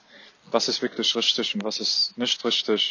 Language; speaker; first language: German; non-native, fluent; Arabic